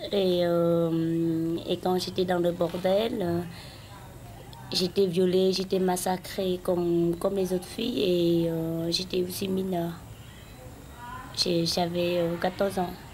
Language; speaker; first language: French; non-native, learner; Khmer